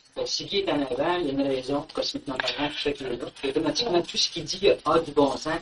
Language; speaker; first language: French; native; French